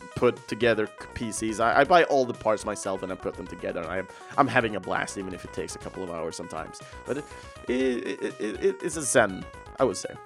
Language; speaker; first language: English; non-native, fluent; Swedish